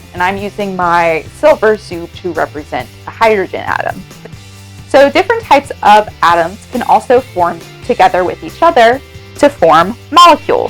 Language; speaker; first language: English; native; English